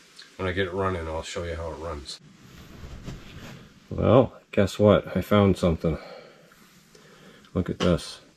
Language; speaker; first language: English; native; English